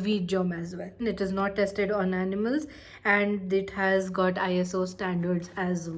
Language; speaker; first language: English; non-native, local second language; Hindi